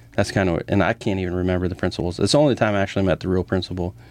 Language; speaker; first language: English; native; English